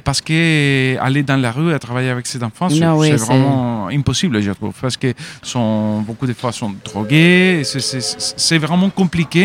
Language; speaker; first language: French; non-native, fluent; Spanish